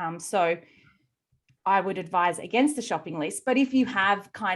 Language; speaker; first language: English; native; English